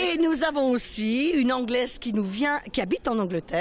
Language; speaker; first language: French; native; French